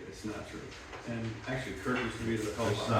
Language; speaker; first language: English; native; English